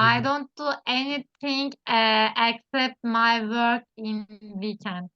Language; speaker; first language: English; non-native, learner; Turkish